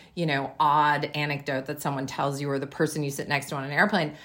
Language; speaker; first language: English; native; English